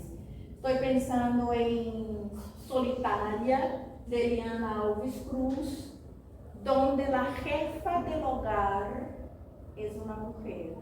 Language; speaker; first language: Spanish; non-native, fluent; Portuguese